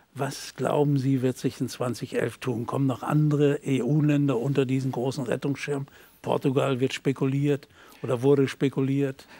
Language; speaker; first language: German; native; German